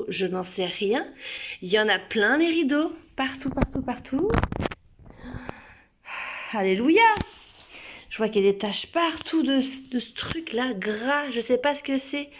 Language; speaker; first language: French; native; French